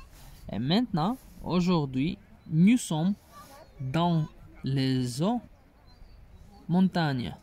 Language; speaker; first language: French; non-native, learner; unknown